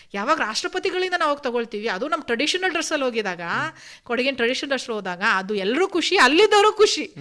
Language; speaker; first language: Kannada; non-native, local second language; Kodava